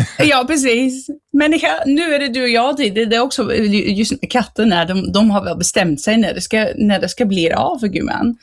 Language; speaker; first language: Swedish; non-native, fluent; Dutch